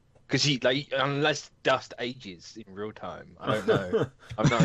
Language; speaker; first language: English; native; English